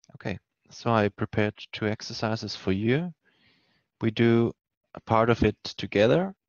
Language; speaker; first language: English; non-native, fluent; German